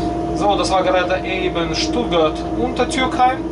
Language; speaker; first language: German; non-native, fluent; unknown